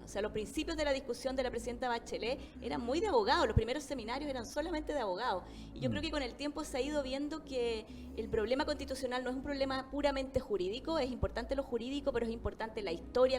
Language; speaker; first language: Spanish; native; Spanish